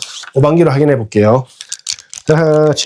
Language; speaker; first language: Korean; native; Korean